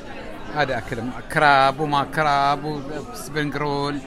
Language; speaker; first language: Arabic; native; Arabic